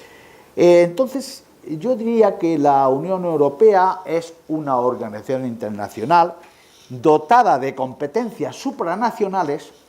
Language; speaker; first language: Spanish; native; Spanish